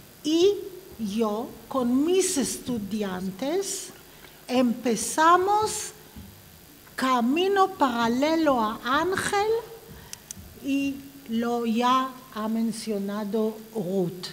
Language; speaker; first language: Spanish; non-native, fluent; Hebrew